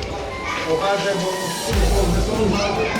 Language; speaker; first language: Polish; non-native, learner; Arabic